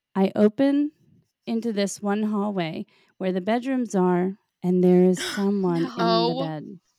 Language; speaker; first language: English; native; English